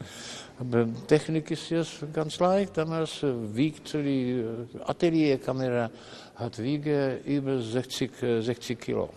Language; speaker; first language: German; non-native, learner; Czech